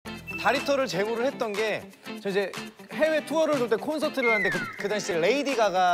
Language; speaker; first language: Korean; native; Korean